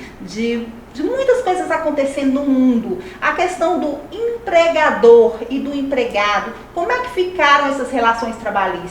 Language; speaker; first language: Portuguese; native; Portuguese